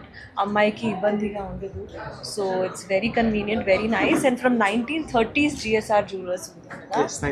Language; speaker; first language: Telugu; non-native, fluent; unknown